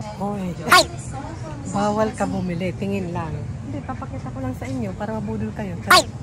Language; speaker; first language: Filipino; native; Filipino